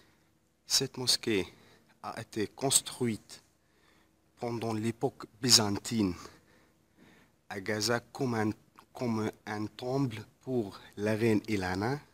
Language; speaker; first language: French; non-native, fluent; Arabic